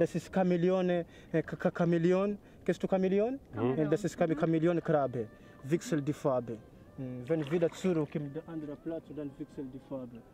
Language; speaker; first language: German; non-native, learner; Swahili